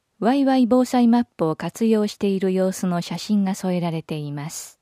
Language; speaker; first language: Japanese; native; Japanese